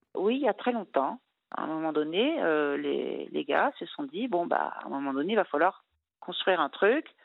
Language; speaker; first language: French; native; French